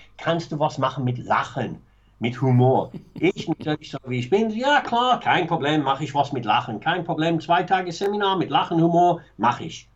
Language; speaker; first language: German; non-native, fluent; English